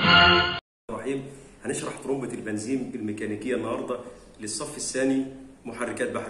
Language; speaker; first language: Arabic; native; Arabic